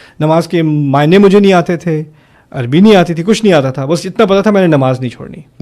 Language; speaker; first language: Urdu; early bilingual, other home language; German